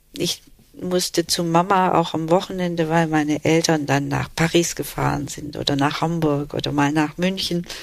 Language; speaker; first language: German; early bilingual, other home language; Turkish